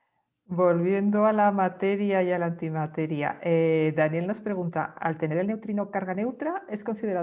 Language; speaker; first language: Spanish; native; Spanish